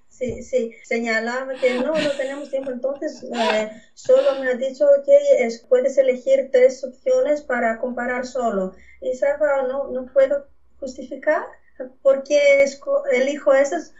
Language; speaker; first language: Spanish; non-native, fluent; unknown